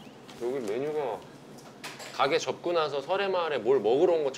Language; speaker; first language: Korean; native; Korean